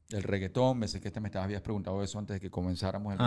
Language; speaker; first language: Spanish; early bilingual, heritage; Spanish